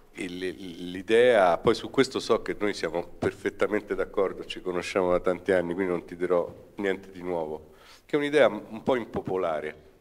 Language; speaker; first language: Italian; native; Italian